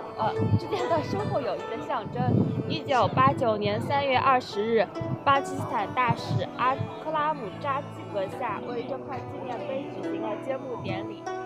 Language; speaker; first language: Chinese; native; Chinese